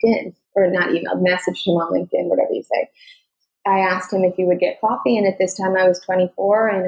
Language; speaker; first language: English; native; English